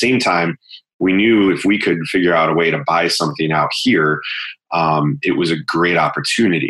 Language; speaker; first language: English; native; English